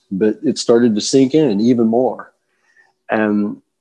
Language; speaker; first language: English; native; English